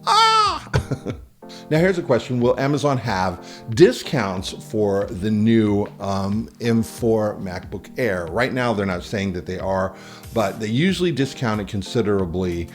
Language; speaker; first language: English; native; English